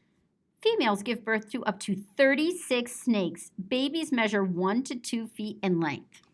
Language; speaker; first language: English; native; English